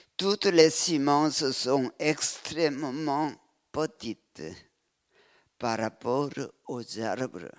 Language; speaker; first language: French; non-native, fluent; Korean